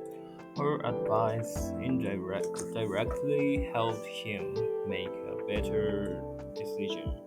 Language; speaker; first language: English; non-native, learner; Japanese